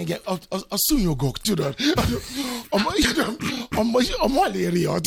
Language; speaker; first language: Hungarian; non-native, fluent; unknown